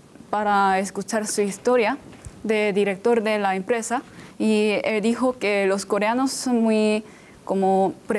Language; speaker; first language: Spanish; non-native, fluent; Korean